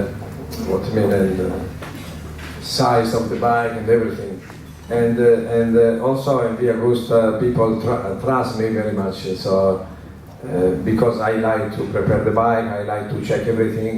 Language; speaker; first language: English; non-native, learner; Italian